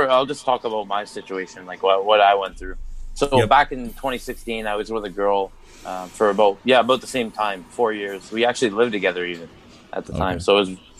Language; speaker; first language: English; native; English